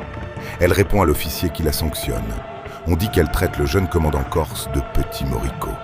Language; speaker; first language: French; native; French